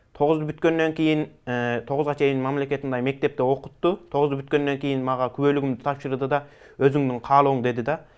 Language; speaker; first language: Kyrgyz; early bilingual, heritage; Kyrgyz